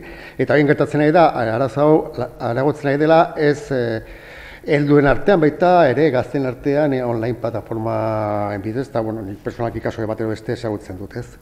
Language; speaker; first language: Basque; native; Basque